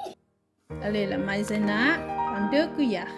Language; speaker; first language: French; non-native, learner; Hmong